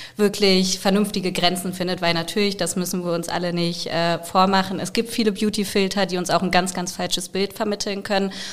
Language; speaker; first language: German; native; German